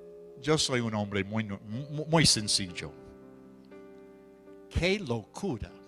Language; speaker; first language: Spanish; non-native, fluent; English